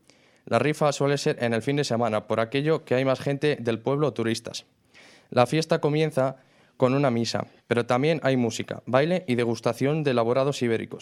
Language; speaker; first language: Spanish; native; Spanish